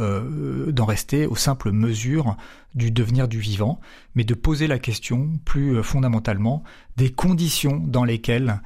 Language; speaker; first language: French; native; French